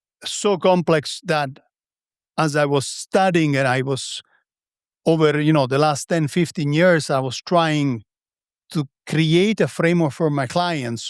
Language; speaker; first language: English; non-native, fluent; Italian